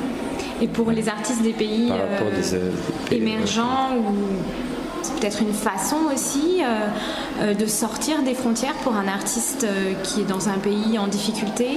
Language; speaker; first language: French; native; French